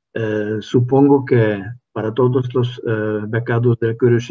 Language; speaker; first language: Spanish; non-native, fluent; Hungarian